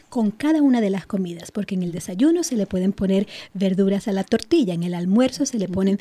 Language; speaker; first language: Spanish; native; Spanish